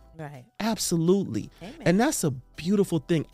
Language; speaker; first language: English; native; English